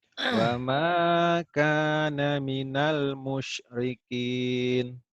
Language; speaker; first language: Arabic; non-native, learner; Indonesian